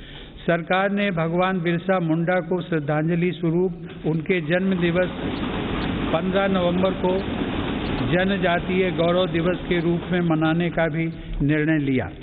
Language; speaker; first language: Hindi; native; Hindi